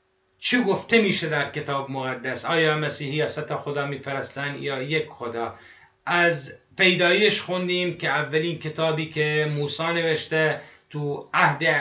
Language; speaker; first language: Persian; non-native, fluent; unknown